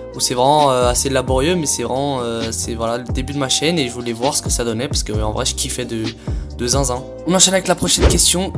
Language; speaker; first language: French; native; French